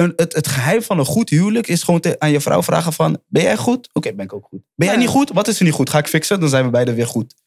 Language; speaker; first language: Dutch; native; Dutch